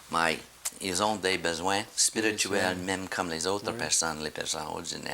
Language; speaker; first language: French; non-native, fluent; English